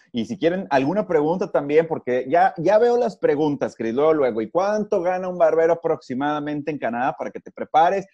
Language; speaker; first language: Spanish; native; Spanish